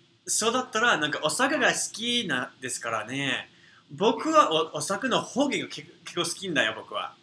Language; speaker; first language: Japanese; non-native, fluent; English